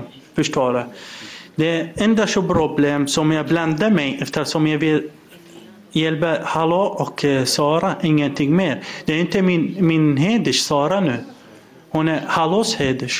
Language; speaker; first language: Swedish; non-native, learner; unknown